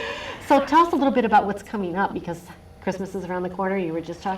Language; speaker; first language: English; native; English